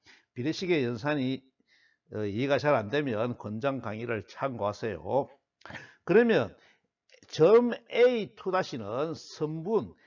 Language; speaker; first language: Korean; native; Korean